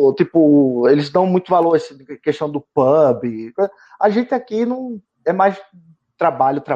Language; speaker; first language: Portuguese; native; Portuguese